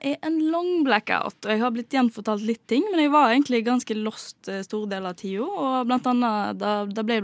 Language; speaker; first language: Norwegian; native; Norwegian